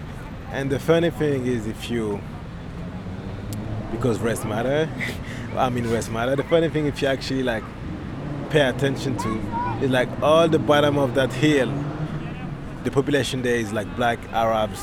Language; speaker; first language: English; non-native, fluent; French